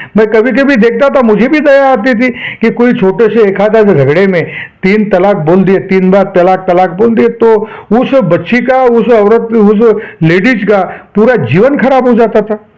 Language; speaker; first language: Hindi; non-native, local second language; Marathi